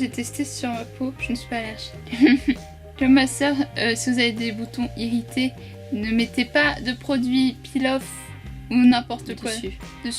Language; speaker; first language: French; native; French